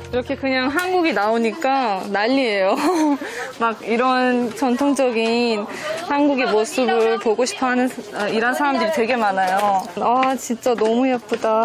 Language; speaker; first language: Korean; non-native, fluent; Persian